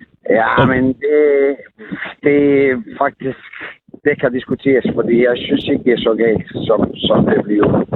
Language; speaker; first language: Danish; non-native, fluent; Serbian